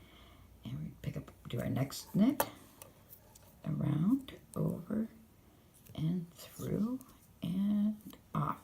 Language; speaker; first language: English; native; English